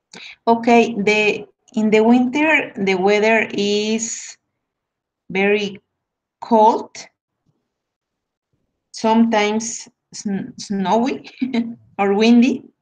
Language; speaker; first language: English; non-native, learner; Spanish